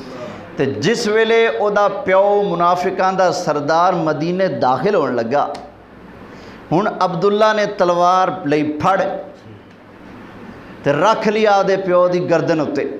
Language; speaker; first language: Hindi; non-native, local second language; Punjabi